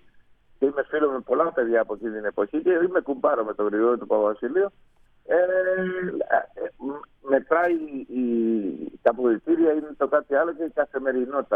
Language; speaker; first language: Greek; non-native, fluent; Spanish